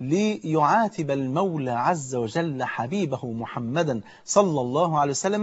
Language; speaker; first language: Arabic; native; Arabic